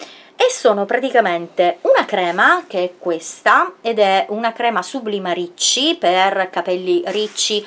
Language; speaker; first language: Italian; native; Italian